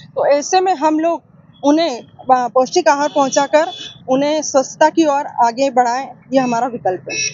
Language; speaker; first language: Hindi; native; Hindi